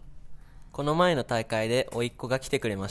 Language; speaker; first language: Japanese; native; Japanese